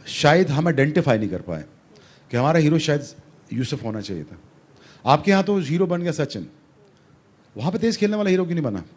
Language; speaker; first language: Urdu; non-native, local second language; Punjabi